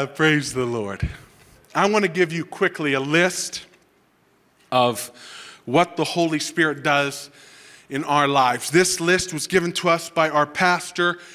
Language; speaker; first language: English; native; English